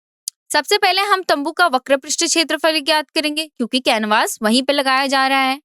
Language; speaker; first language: Hindi; native; Hindi